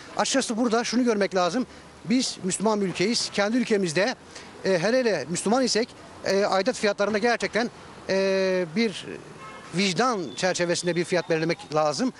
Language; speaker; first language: Turkish; native; Turkish